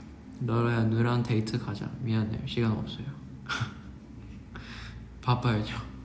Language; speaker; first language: Korean; non-native, fluent; Chinese